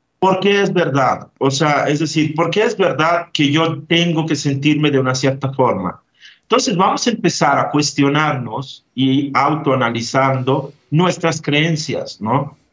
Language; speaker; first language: Spanish; non-native, fluent; Italian